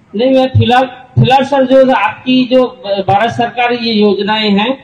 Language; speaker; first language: Hindi; non-native, local second language; Gujarati